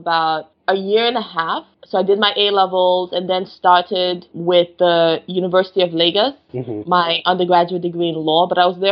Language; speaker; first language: English; non-native, local second language; Yoruba